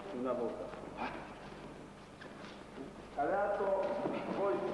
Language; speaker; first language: Italian; non-native, fluent; Japanese